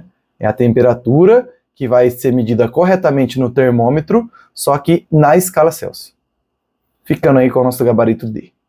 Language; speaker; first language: Portuguese; native; Portuguese